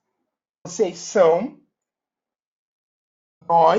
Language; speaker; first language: Portuguese; non-native, learner; Yoruba